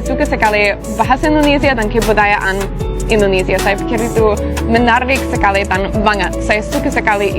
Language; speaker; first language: Indonesian; non-native, learner; English